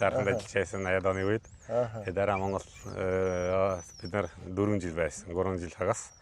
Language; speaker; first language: Mongolian; non-native, fluent; Hungarian